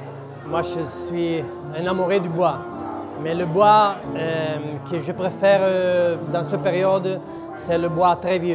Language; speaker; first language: French; non-native, local second language; Italian